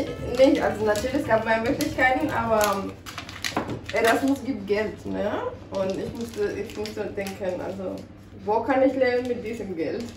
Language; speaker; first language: German; non-native, learner; Spanish